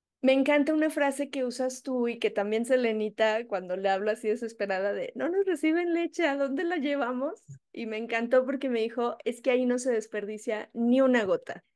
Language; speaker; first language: Spanish; native; Spanish